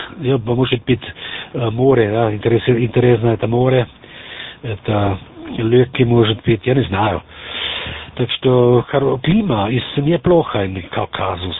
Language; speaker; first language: Russian; non-native, learner; German